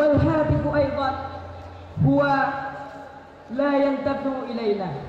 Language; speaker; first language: Arabic; non-native, learner; Achinese